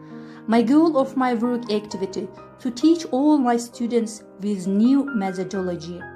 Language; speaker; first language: English; non-native, fluent; Kyrgyz